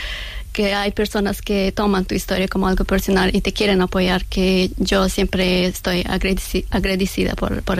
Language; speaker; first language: Spanish; non-native, learner; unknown